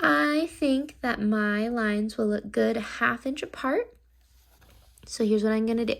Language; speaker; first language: English; native; English